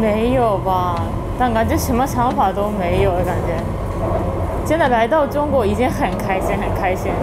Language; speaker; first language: Chinese; non-native, fluent; Japanese